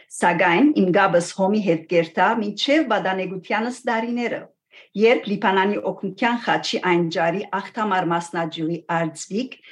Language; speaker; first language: Armenian; native; Armenian